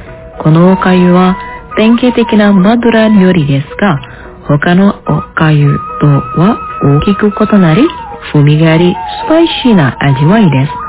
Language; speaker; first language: Japanese; non-native, fluent; Indonesian